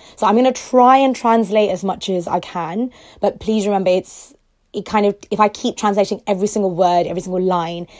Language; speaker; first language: English; early bilingual, other home language; Tamil